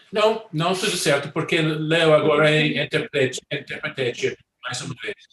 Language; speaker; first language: Portuguese; non-native, fluent; English